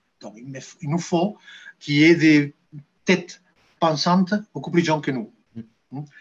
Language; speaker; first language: French; non-native, fluent; Spanish